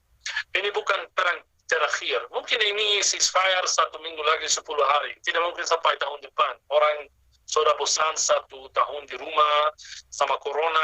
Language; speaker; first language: Indonesian; non-native, fluent; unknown